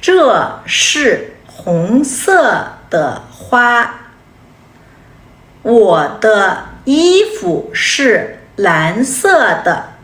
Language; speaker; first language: Chinese; non-native, fluent; Kazakh